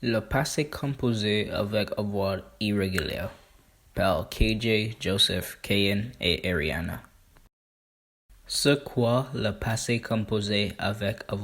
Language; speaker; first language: French; non-native, learner; English